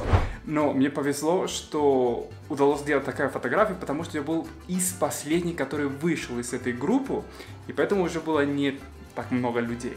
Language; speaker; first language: Russian; non-native, fluent; Spanish